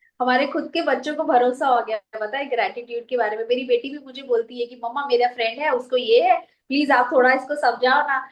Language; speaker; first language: Hindi; native; Hindi